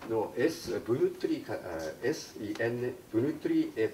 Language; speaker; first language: Russian; non-native, learner; Japanese